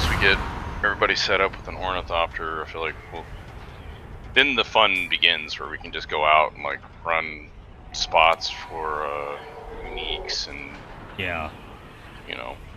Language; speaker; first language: English; native; English